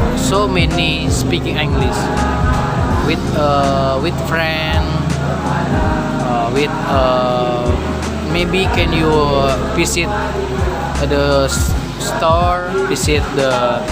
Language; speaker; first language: English; non-native, learner; Indonesian